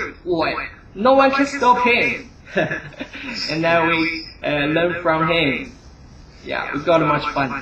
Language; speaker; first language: English; non-native, learner; Chinese